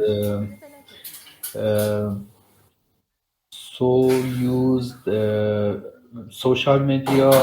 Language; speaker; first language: English; non-native, learner; Persian